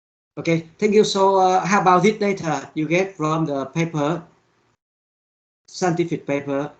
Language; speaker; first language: English; non-native, learner; Vietnamese